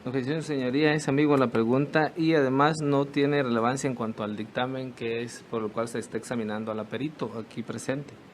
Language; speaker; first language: Spanish; native; Spanish